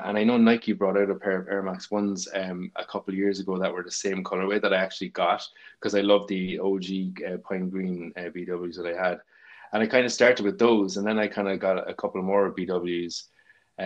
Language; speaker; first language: English; native; English